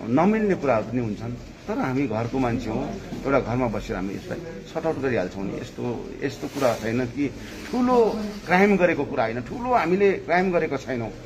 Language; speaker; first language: Nepali; native; Nepali